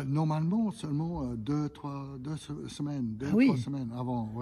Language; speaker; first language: French; non-native, fluent; English